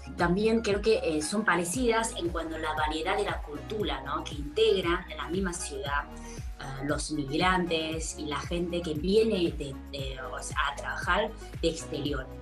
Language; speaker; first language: Spanish; non-native, fluent; Chinese